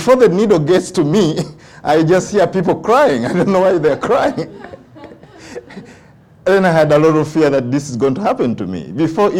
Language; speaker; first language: English; non-native, local second language; Ganda